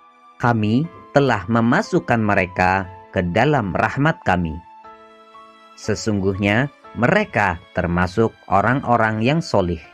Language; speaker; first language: Indonesian; native; Indonesian